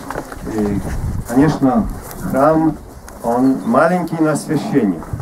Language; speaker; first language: Russian; non-native, fluent; Polish